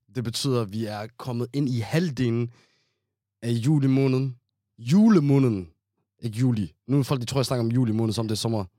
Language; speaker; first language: Danish; non-native, fluent; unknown